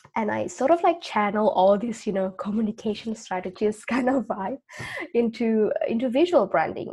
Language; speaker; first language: English; non-native, fluent; Indonesian